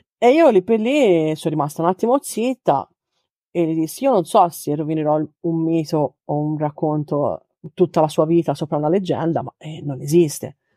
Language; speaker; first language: Italian; native; Italian